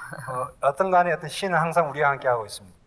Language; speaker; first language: Korean; native; Korean